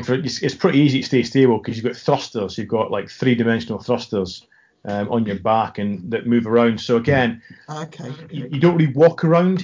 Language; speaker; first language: English; native; English